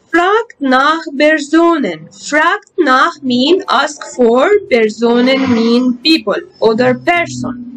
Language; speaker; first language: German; non-native, fluent; Arabic